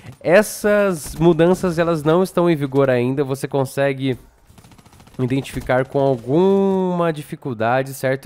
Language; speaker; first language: Portuguese; native; Portuguese